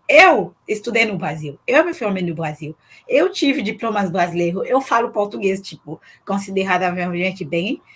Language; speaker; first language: Portuguese; non-native, fluent; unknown